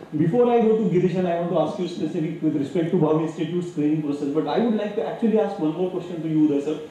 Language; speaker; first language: English; non-native, local second language; Marathi